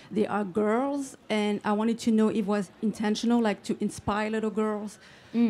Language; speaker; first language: English; non-native, fluent; French